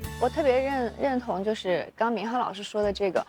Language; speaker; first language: Chinese; native; Chinese